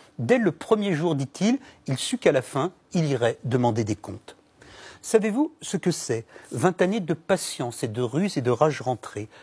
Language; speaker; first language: French; native; French